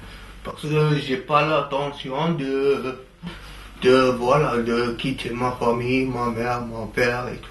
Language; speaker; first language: French; non-native, local second language; Arabic